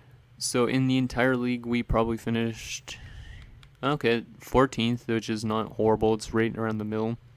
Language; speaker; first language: English; native; English